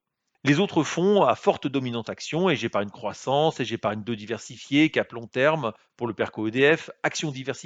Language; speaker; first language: French; native; French